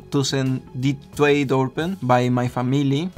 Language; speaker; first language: Dutch; non-native, learner; Spanish